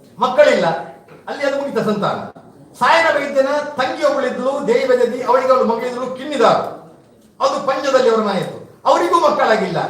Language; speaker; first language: Kannada; non-native, local second language; Tulu